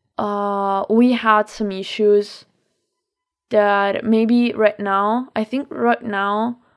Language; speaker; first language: English; non-native, fluent; Italian